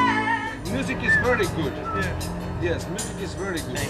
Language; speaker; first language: English; non-native, learner; Russian